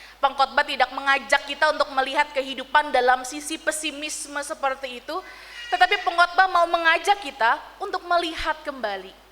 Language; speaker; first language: Indonesian; native; Indonesian